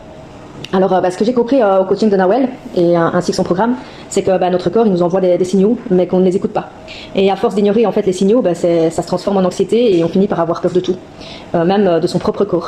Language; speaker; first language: French; native; French